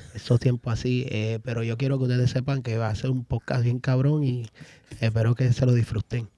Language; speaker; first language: Spanish; early bilingual, other home language; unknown